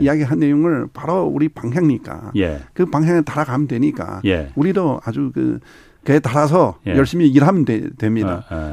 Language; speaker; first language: Korean; non-native, fluent; Chinese